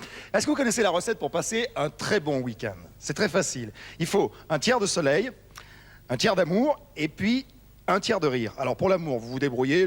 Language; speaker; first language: French; native; French